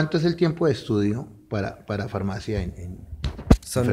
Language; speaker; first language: Spanish; native; Spanish